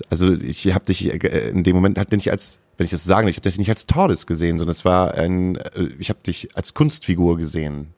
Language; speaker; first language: German; native; German